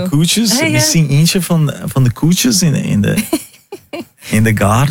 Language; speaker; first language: Dutch; non-native, learner; Portuguese